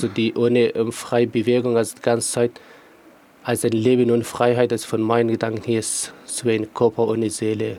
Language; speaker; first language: German; non-native, fluent; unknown